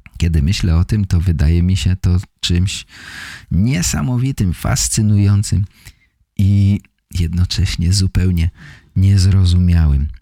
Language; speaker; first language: Polish; native; Polish